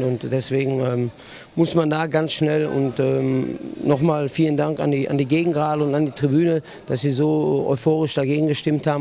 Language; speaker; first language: German; native; German